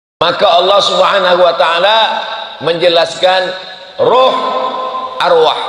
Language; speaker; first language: Malay; native; Malay